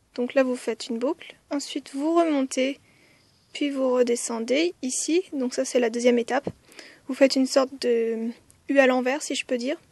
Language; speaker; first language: French; early bilingual, other home language; Khmer